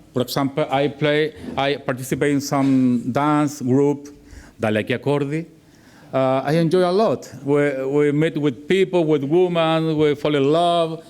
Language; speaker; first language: English; non-native, learner; Spanish